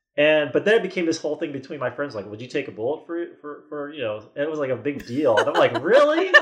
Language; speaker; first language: English; native; English